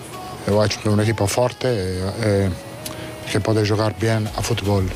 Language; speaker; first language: Portuguese; non-native, learner; Italian